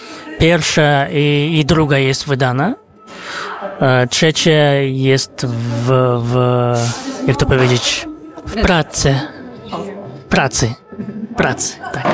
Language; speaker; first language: Polish; non-native, fluent; Kazakh